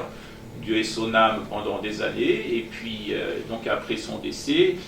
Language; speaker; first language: French; non-native, fluent; Persian